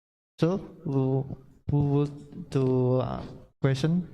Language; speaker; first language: English; non-native, learner; Indonesian